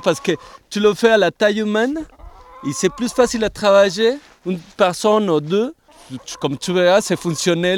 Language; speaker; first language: French; non-native, fluent; Spanish